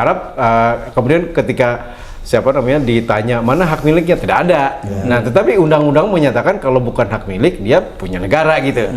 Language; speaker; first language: Indonesian; native; Indonesian